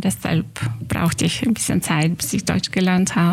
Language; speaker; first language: German; non-native, fluent; Lithuanian